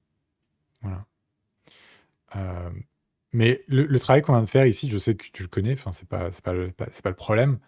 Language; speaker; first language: French; native; French